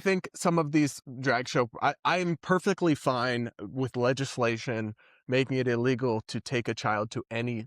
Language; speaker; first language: English; native; English